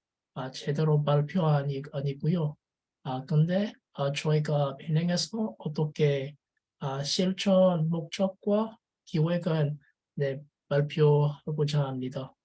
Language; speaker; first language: Korean; non-native, learner; French